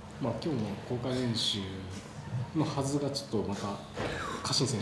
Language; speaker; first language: Japanese; native; Japanese